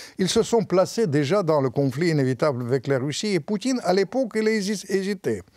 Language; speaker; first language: French; non-native, fluent; Russian